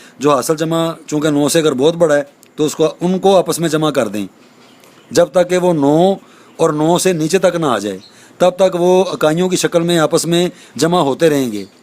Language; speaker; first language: Urdu; native; Urdu